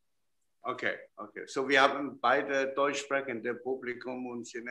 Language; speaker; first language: German; non-native, fluent; Chinese